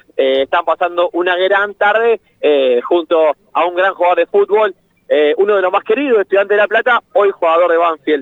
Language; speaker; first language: Spanish; native; Spanish